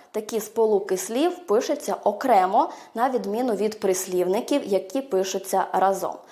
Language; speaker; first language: Ukrainian; early bilingual, heritage; Ukrainian